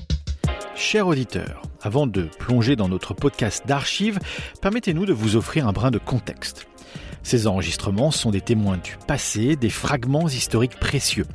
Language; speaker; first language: French; native; French